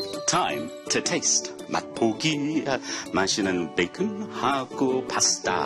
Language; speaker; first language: Korean; non-native, fluent; English